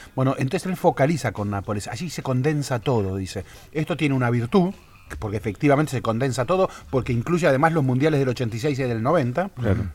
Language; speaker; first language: Spanish; native; Spanish